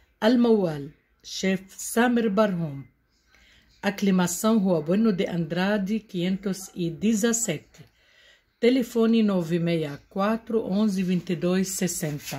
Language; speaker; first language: Portuguese; non-native, learner; Arabic